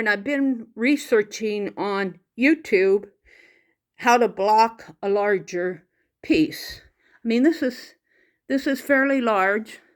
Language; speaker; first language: English; native; English